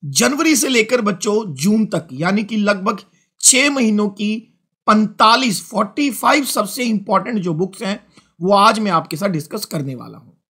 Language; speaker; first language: Hindi; non-native, local second language; Punjabi